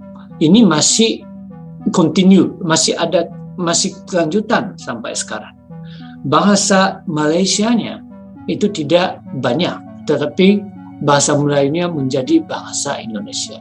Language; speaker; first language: Indonesian; non-native, fluent; Japanese